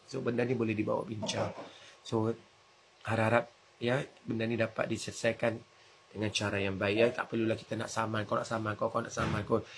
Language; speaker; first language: Malay; native; Malay